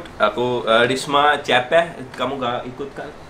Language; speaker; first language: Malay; non-native, learner; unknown